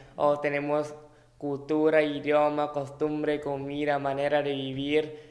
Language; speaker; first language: Spanish; non-native, fluent; Thai